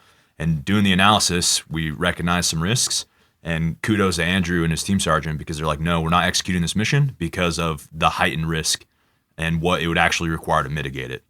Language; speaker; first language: English; native; English